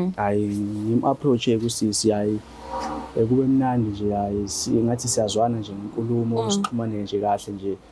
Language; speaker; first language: Zulu; native; Zulu